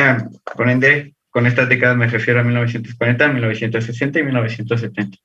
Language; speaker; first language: Spanish; native; Spanish